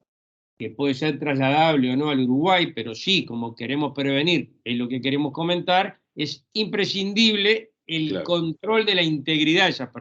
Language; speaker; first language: Spanish; native; Spanish